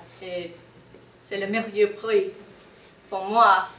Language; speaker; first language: French; non-native, learner; English